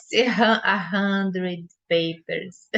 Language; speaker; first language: English; non-native, learner; Portuguese